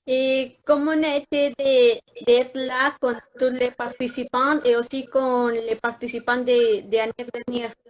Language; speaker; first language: French; non-native, learner; Spanish